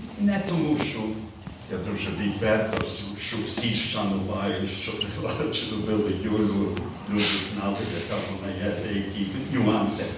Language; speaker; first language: Ukrainian; early bilingual, heritage; Ukrainian